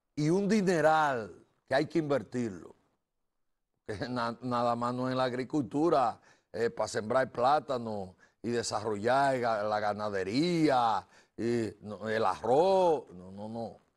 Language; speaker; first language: Spanish; native; Spanish